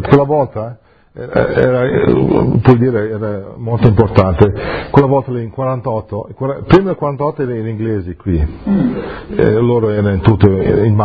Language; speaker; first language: Italian; early bilingual, heritage; English